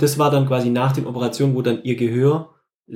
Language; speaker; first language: German; native; German